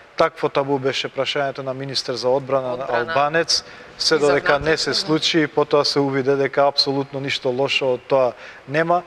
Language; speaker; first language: Macedonian; non-native, local second language; Albanian